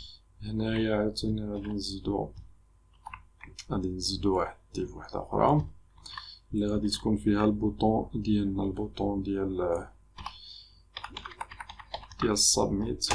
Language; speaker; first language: Arabic; native; Arabic